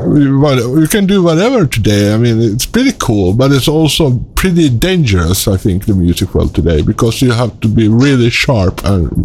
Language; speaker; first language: English; non-native, fluent; Swedish